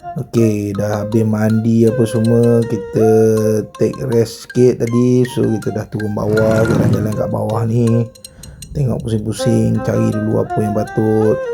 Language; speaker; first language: Malay; native; Malay